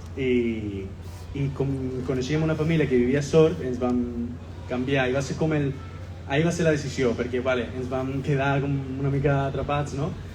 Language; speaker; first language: Catalan; non-native, fluent; Spanish